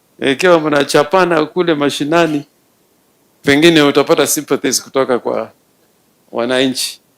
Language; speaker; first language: Swahili; non-native, local second language; Luo (Kenya and Tanzania)